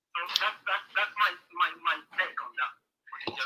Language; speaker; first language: English; non-native, fluent; Polish